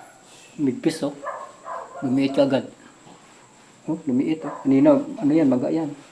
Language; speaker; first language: Filipino; native; Filipino